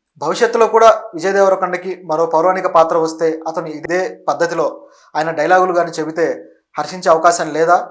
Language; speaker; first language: Telugu; native; Telugu